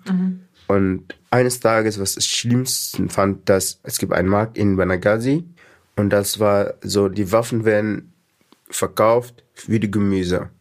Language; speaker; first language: German; non-native, fluent; Arabic